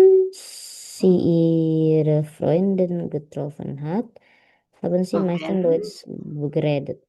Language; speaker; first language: German; non-native, learner; Indonesian